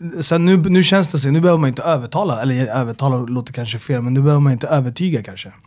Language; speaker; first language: Swedish; early bilingual, other home language; Amharic